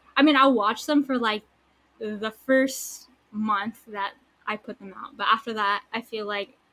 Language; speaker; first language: English; native; English